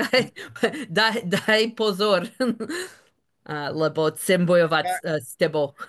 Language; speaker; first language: Slovak; non-native, learner; English